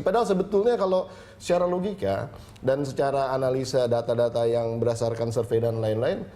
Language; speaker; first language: Indonesian; native; Indonesian